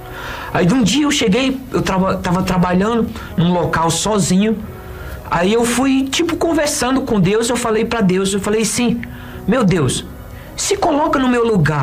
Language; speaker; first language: Portuguese; native; Portuguese